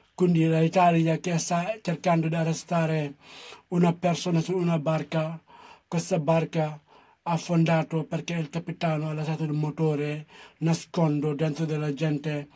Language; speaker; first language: Italian; non-native, fluent; Wolof